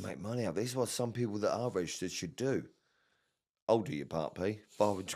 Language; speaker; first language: English; native; English